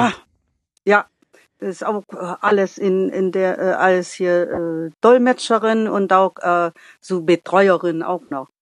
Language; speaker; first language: German; non-native, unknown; Vietnamese